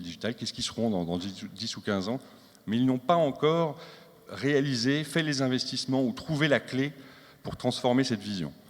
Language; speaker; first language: French; native; French